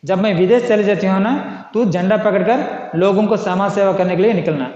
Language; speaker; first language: Hindi; non-native, local second language; Telugu